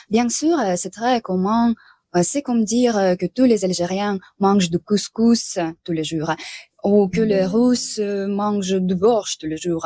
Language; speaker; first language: French; non-native, fluent; Russian